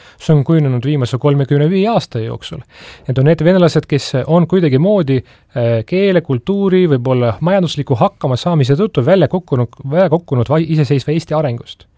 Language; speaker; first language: Estonian; non-native, local second language; Russian